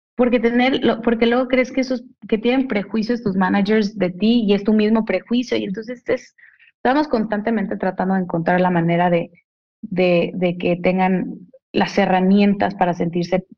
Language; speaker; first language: Spanish; native; Spanish